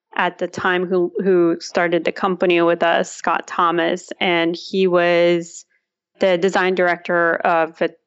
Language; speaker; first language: English; early bilingual, other home language; Russian